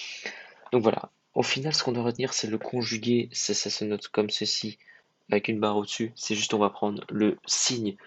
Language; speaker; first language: French; native; French